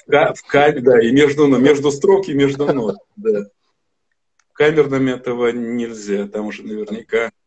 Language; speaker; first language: Russian; native; Russian